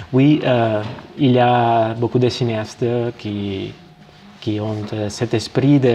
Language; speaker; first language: French; non-native, fluent; Spanish